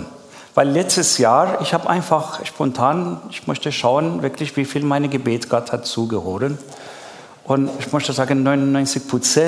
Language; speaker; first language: German; non-native, learner; Persian